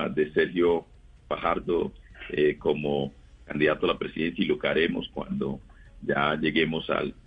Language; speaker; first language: Spanish; native; Spanish